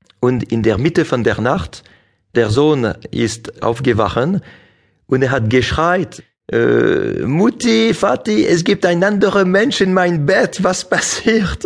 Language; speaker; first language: German; non-native, local second language; French